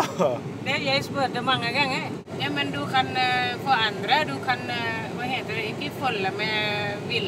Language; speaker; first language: Norwegian; non-native, learner; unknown